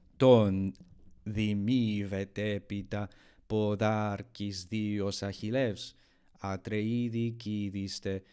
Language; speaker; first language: Greek; non-native, learner; English